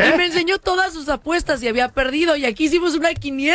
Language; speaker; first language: Spanish; native; Spanish